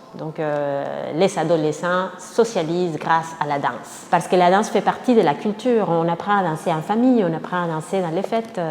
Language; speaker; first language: French; non-native, fluent; Spanish